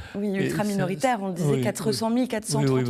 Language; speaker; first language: French; native; French